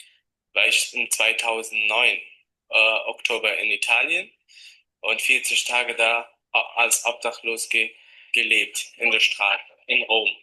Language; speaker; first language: German; non-native, learner; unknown